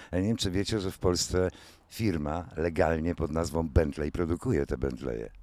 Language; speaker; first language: Polish; native; Polish